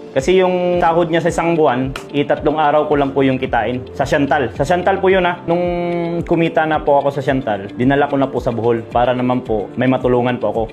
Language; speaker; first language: Filipino; non-native, local second language; Cebuano